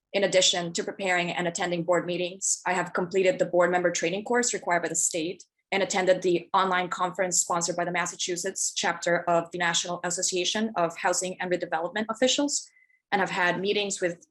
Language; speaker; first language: English; early bilingual, other home language; Spanish